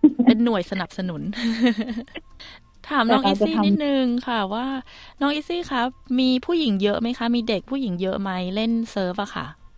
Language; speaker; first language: Thai; native; Thai